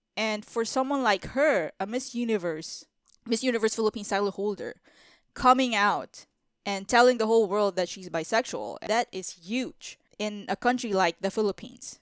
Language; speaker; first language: English; non-native, local second language; Filipino